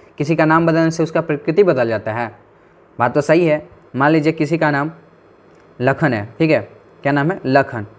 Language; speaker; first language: Hindi; native; Hindi